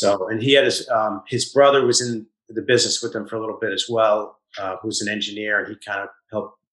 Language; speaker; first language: English; native; English